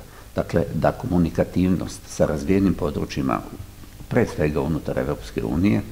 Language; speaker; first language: Serbian; native; Serbian